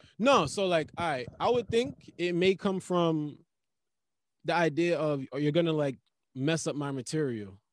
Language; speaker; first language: English; native; English